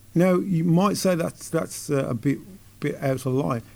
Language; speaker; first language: English; native; English